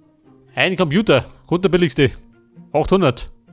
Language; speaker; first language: German; native; German